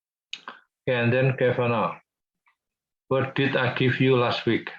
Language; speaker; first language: English; non-native, fluent; Indonesian